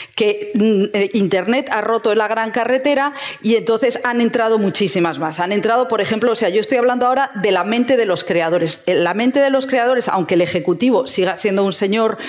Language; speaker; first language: Spanish; non-native, fluent; Swedish